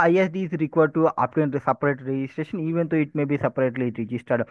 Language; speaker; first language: English; non-native, local second language; Telugu